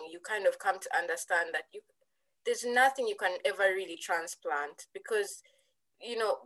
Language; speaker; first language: English; non-native, local second language; Ganda